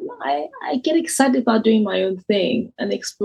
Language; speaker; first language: English; non-native, local second language; Igbo